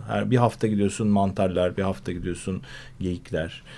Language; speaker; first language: Turkish; native; Turkish